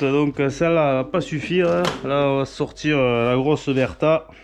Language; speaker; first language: French; native; French